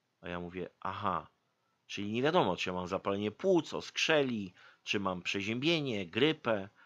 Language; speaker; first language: Polish; native; Polish